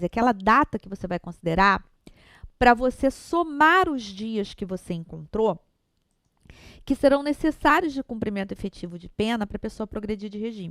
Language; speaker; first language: Portuguese; native; Portuguese